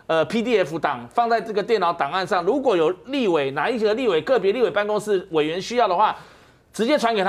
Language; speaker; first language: Chinese; native; Chinese